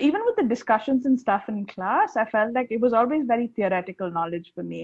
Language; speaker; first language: English; non-native, local second language; Tamil